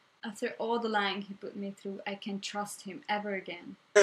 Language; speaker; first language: English; non-native, fluent; Hungarian